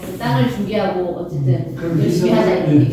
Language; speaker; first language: Korean; native; Korean